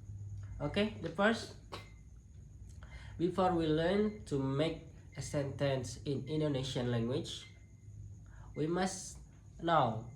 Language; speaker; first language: English; non-native, local second language; Indonesian